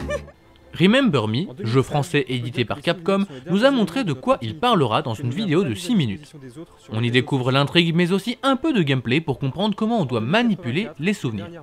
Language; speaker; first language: French; native; French